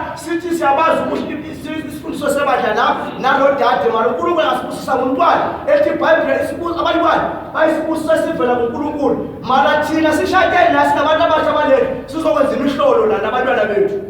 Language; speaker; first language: Zulu; native; Zulu